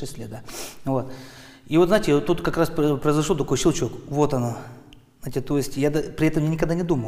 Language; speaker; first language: Russian; native; Russian